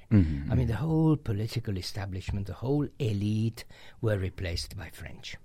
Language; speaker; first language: English; non-native, fluent; Hungarian